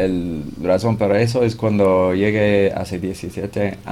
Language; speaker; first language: Spanish; non-native, fluent; English